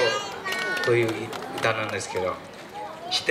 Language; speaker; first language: Japanese; non-native, fluent; Thai